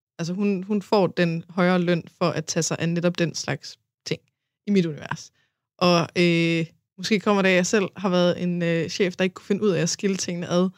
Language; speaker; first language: Danish; native; Danish